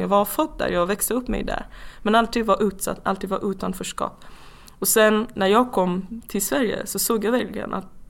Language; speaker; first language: Swedish; non-native, fluent; Persian